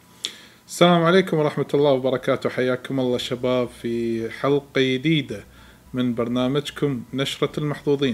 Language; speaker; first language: Arabic; native; Arabic